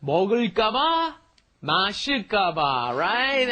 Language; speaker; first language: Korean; non-native, fluent; English